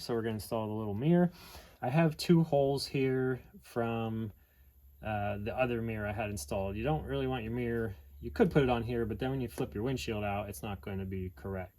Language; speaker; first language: English; native; English